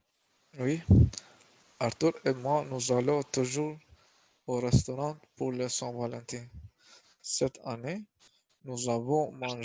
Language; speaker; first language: French; non-native, learner; Albanian